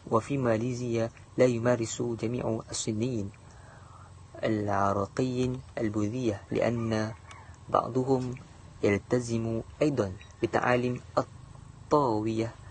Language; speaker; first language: Arabic; non-native, learner; Malay